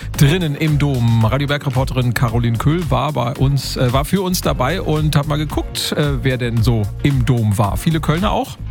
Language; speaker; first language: German; native; German